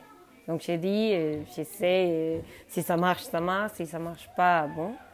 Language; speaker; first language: French; non-native, fluent; Spanish